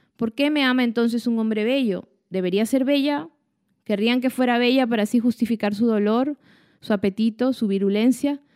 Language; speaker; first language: Spanish; native; Spanish